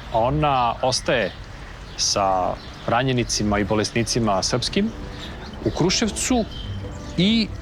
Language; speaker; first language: Bosnian; native; Bosnian